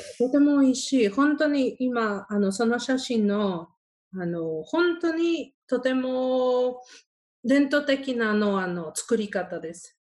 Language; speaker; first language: Japanese; non-native, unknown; Spanish